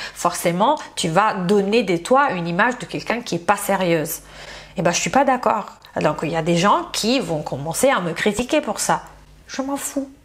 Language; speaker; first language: French; non-native, fluent; Italian